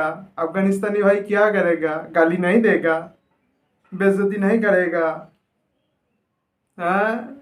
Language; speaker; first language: Hindi; non-native, local second language; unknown